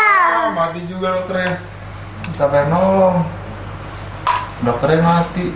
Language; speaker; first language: Indonesian; native; Indonesian